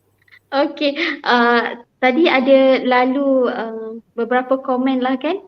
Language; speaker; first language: Malay; native; Malay